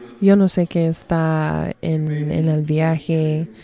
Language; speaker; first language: Spanish; non-native, learner; English